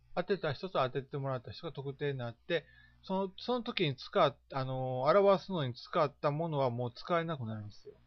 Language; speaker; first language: Japanese; native; Japanese